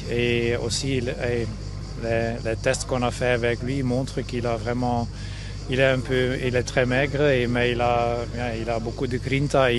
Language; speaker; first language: French; non-native, local second language; Dutch